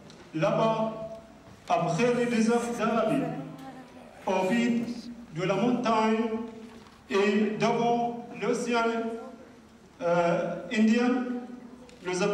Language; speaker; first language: French; non-native, learner; Arabic